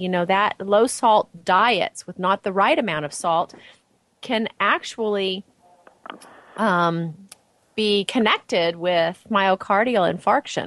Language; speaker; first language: English; native; English